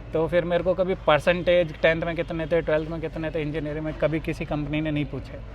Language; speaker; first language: Hindi; native; Hindi